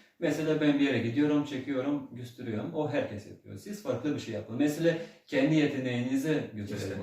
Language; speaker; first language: Turkish; early bilingual, heritage; Turkish